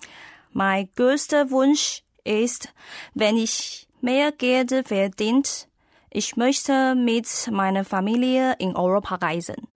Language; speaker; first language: German; non-native, learner; Chinese